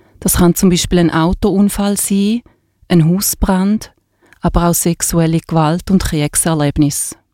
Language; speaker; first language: German; native; German